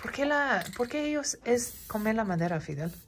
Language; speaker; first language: Spanish; non-native, learner; English